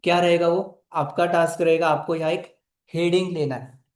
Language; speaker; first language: Hindi; non-native, local second language; Marathi